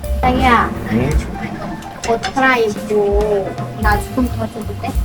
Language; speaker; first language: Korean; non-native, learner; Vietnamese